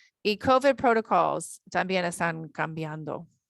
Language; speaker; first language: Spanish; non-native, learner; English